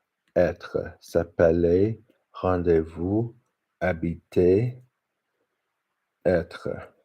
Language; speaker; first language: French; non-native, learner; English